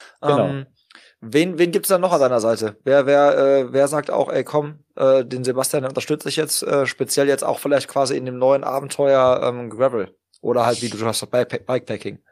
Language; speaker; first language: German; native; German